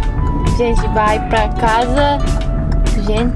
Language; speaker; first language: Portuguese; non-native, learner; English